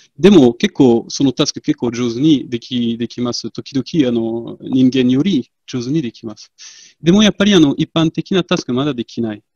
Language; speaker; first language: Japanese; non-native, fluent; French